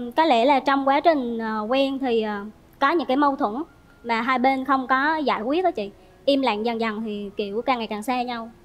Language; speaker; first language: Vietnamese; native; Vietnamese